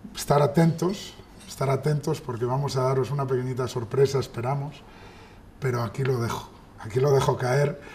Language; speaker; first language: Spanish; native; Spanish